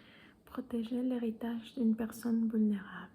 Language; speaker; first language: French; non-native, fluent; Spanish